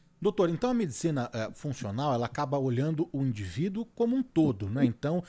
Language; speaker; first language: Portuguese; native; Portuguese